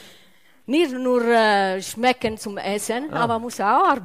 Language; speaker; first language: German; non-native, learner; Italian